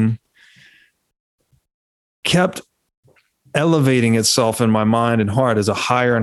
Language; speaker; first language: English; native; English